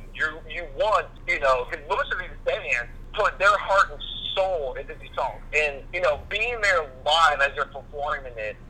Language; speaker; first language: English; native; English